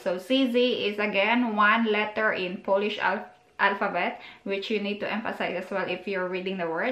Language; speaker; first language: English; non-native, local second language; Filipino